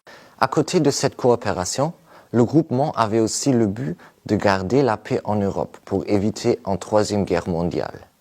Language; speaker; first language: French; non-native, fluent; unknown